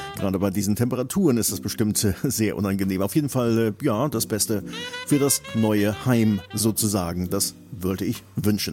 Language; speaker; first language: German; native; German